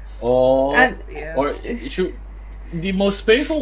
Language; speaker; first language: English; non-native, local second language; Bini